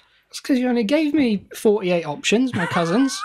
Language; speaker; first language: English; native; English